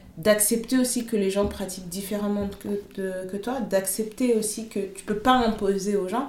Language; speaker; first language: French; early bilingual, other home language; Lingala